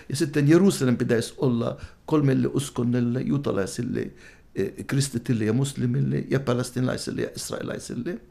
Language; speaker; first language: Finnish; non-native, fluent; Arabic